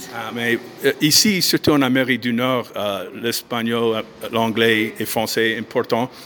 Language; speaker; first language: French; non-native, fluent; English